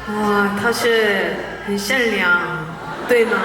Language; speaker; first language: Chinese; non-native, learner; Korean